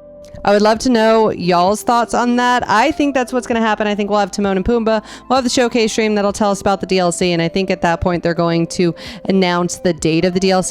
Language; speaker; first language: English; native; English